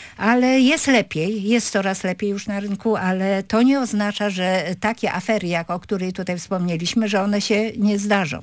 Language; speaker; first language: Polish; native; Polish